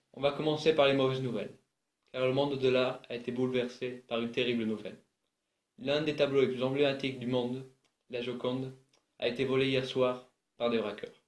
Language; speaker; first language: French; non-native, learner; Spanish